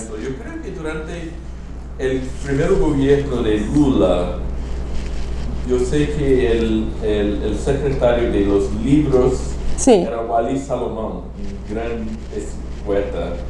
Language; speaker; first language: Spanish; non-native, fluent; Portuguese